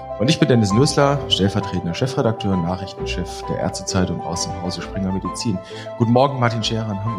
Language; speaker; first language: German; native; German